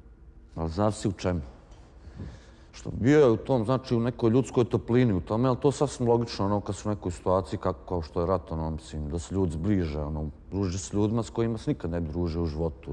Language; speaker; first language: Croatian; native; Croatian